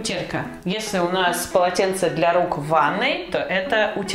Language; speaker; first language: Russian; native; Russian